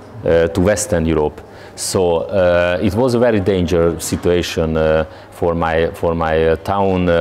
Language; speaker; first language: English; non-native, learner; Hungarian